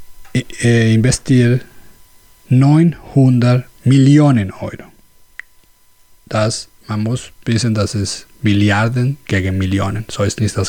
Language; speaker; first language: German; non-native, learner; Spanish